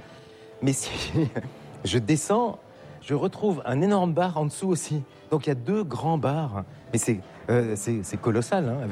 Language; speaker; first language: French; native; French